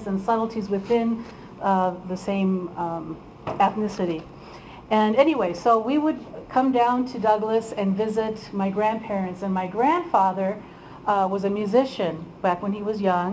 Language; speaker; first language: English; early bilingual, other home language; Spanish